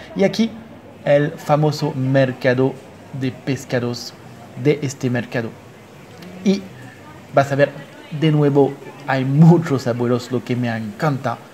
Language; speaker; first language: Spanish; non-native, fluent; French